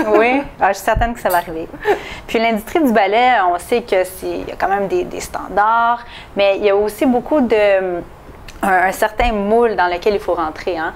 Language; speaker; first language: French; native; French